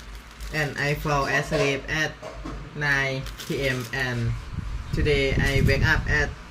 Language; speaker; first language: English; non-native, learner; Thai